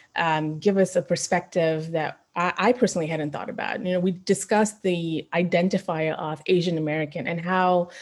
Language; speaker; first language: English; non-native, local second language; Shona